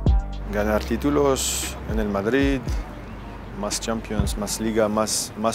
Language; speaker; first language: Spanish; non-native, fluent; French